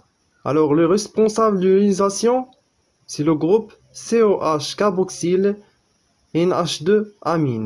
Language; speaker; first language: French; non-native, local second language; Arabic